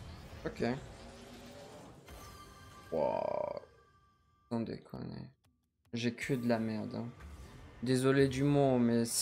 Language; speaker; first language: French; native; French